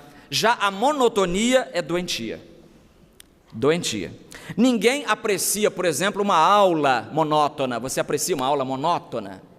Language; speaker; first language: Portuguese; native; Portuguese